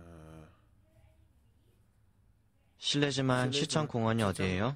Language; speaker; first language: Korean; non-native, learner; English